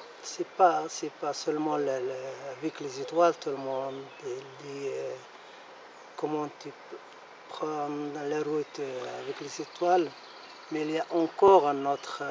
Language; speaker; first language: French; non-native, learner; Arabic